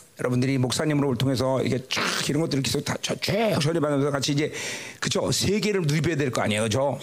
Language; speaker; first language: Korean; native; Korean